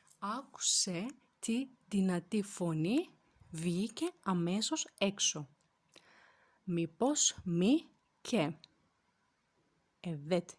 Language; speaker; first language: Greek; non-native, fluent; Turkish